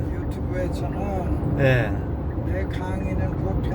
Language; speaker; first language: Korean; native; Korean